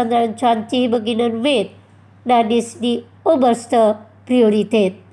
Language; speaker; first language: German; non-native, fluent; Indonesian